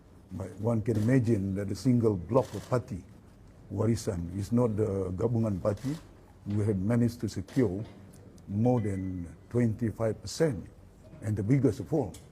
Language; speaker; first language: English; non-native, local second language; Malay